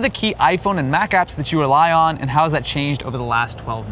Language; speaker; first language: English; native; English